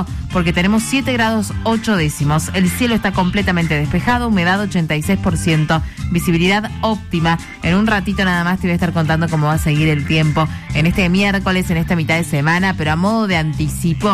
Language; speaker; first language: Spanish; native; Spanish